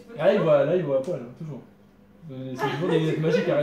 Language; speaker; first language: French; native; French